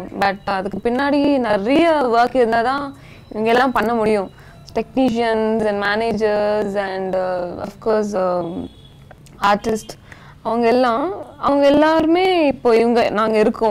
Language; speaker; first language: Tamil; non-native, local second language; Telugu